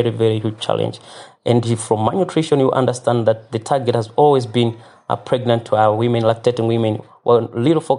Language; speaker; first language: English; non-native, local second language; Nyanja